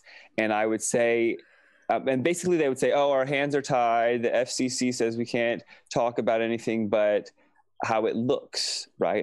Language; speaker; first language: English; native; English